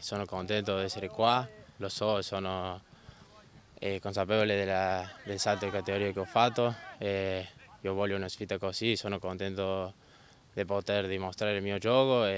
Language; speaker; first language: Italian; non-native, learner; Spanish